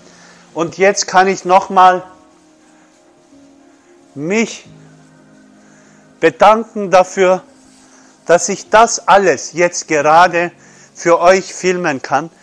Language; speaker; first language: German; non-native, fluent; Turkish